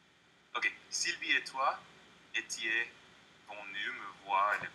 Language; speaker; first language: French; non-native, learner; English